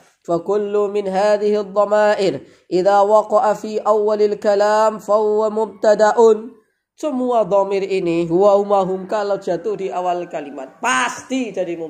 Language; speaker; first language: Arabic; non-native, fluent; Indonesian